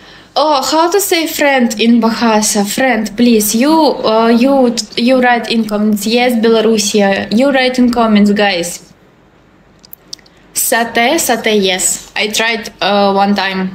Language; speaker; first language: English; non-native, learner; Russian